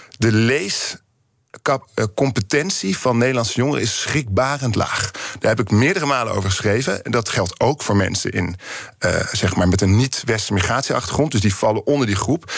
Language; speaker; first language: Dutch; native; Dutch